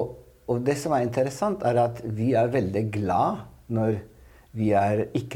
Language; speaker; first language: Norwegian; non-native, fluent; Italian